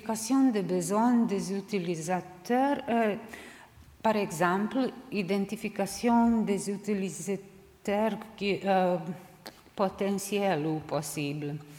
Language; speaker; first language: French; non-native, learner; Serbian